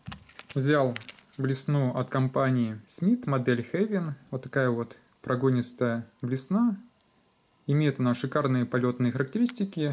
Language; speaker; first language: Russian; native; Russian